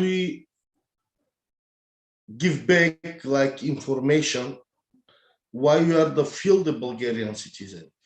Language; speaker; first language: English; non-native, learner; Bulgarian